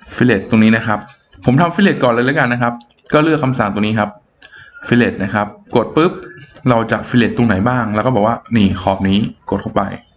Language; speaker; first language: Thai; native; Thai